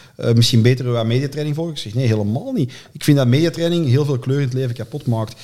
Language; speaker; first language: Dutch; native; Dutch